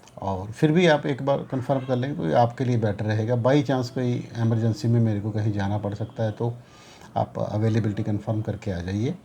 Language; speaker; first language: Hindi; non-native, local second language; Punjabi